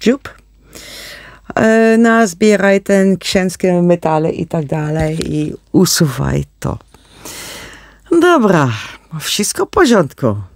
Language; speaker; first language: Polish; non-native, learner; Dutch